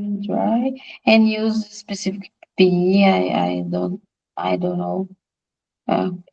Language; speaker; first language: English; non-native, learner; Portuguese